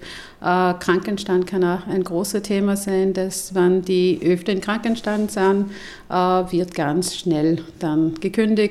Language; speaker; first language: German; non-native, fluent; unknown